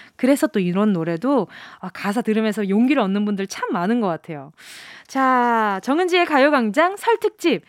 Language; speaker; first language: Korean; native; Korean